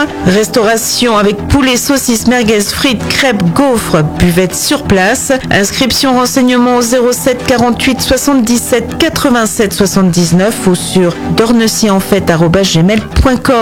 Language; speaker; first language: French; native; French